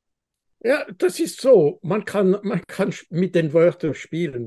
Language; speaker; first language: German; non-native, fluent; French